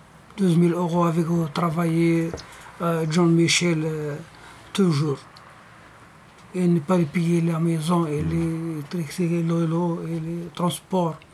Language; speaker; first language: French; non-native, learner; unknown